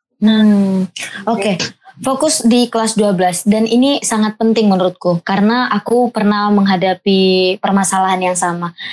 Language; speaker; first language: Indonesian; native; Indonesian